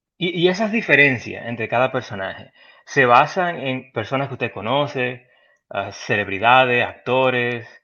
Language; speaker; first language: Spanish; native; Spanish